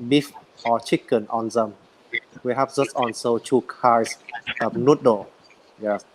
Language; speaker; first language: English; non-native, learner; Vietnamese